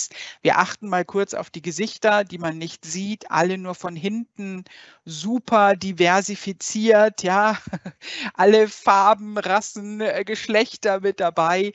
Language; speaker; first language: German; native; German